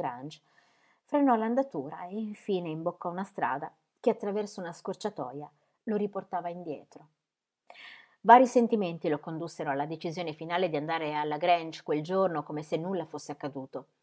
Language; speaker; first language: Italian; native; Italian